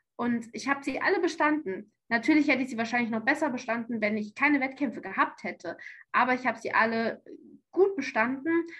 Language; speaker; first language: German; native; German